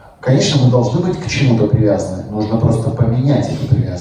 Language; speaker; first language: Russian; native; Russian